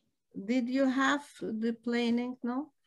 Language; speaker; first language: English; non-native, learner; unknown